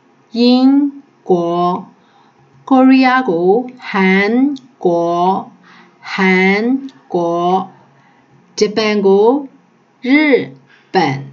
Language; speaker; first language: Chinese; non-native, fluent; Burmese